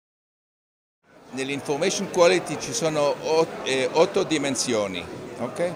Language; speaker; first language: Italian; non-native, fluent; Hebrew